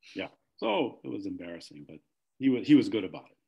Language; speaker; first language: English; native; English